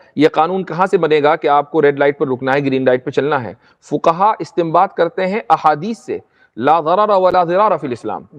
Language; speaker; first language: Urdu; native; Urdu